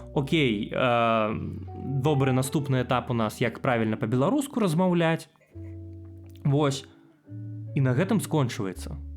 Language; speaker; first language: Belarusian; non-native, local second language; Russian